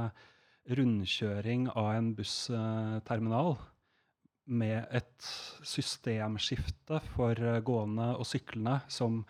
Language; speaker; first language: Norwegian; native; Norwegian